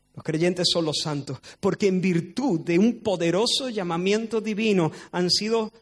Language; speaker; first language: Spanish; native; Spanish